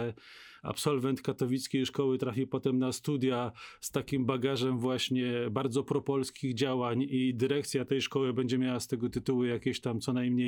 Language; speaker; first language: Polish; native; Polish